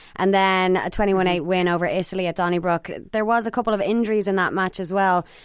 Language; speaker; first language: English; native; English